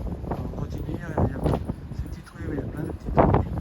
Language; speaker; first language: French; native; French